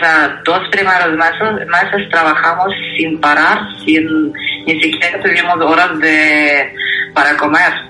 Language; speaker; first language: Spanish; non-native, fluent; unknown